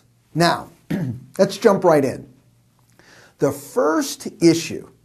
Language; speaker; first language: English; native; English